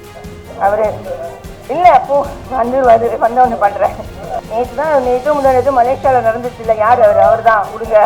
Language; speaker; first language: Tamil; non-native, learner; English